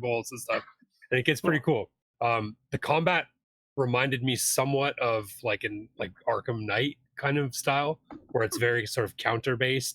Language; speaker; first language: English; native; English